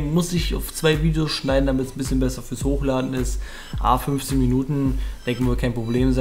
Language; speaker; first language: German; native; German